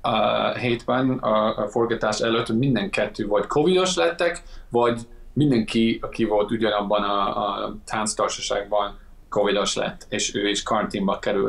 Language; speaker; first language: Hungarian; non-native, fluent; English